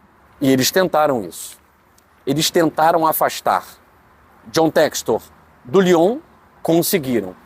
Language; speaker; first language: Portuguese; native; Portuguese